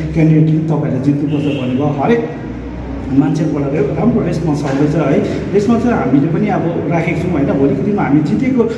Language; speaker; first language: Nepali; native; Nepali